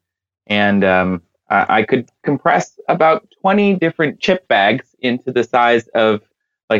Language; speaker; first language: English; native; English